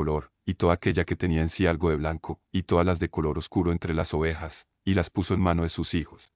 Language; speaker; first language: Spanish; native; Spanish